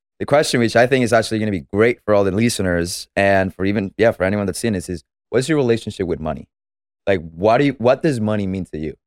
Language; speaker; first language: English; non-native, fluent; Spanish